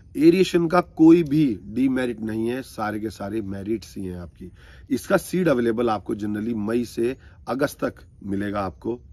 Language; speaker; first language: Hindi; native; Hindi